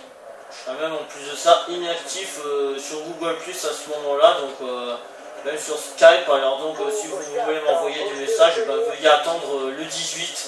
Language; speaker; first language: French; native; French